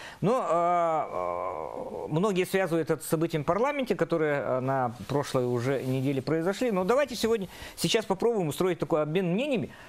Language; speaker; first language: Russian; non-native, local second language; Yakut